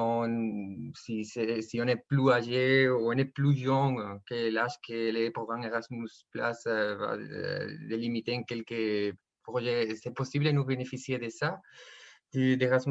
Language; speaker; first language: French; non-native, fluent; Spanish